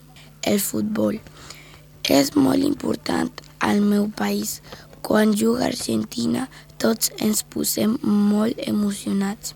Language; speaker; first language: Catalan; early bilingual, other home language; Spanish